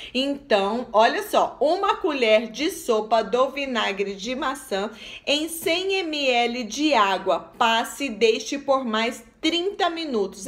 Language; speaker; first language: Portuguese; native; Portuguese